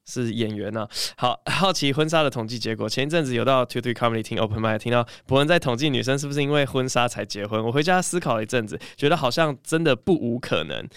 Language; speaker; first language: Chinese; early bilingual, other home language; English